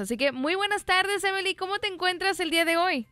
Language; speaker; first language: Spanish; native; Spanish